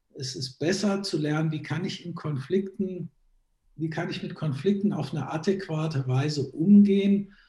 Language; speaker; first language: German; native; German